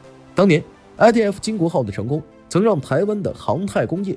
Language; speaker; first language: Chinese; native; Chinese